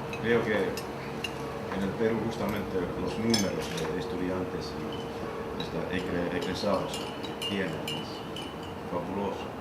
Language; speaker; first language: Spanish; non-native, fluent; Finnish